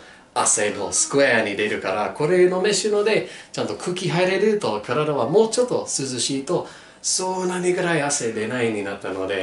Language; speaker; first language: Japanese; non-native, learner; English